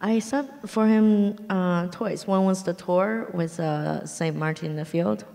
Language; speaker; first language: English; early bilingual, other home language; Chinese